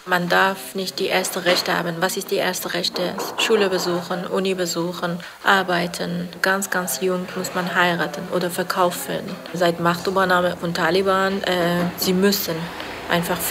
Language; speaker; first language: German; non-native, fluent; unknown